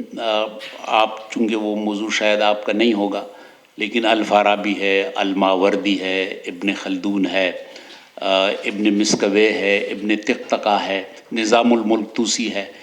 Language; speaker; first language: Urdu; non-native, local second language; Pashto